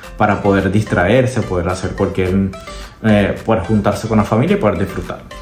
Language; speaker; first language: Spanish; native; Spanish